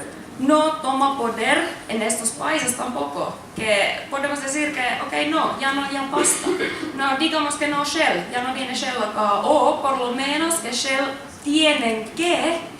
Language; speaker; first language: Spanish; non-native, learner; Finnish